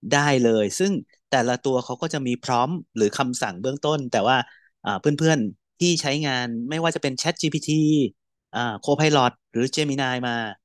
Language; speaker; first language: Thai; native; Thai